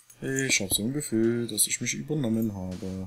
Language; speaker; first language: German; native; German